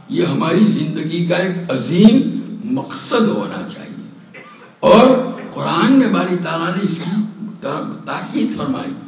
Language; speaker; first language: Urdu; native; Urdu